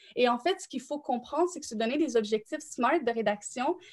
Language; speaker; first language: French; native; French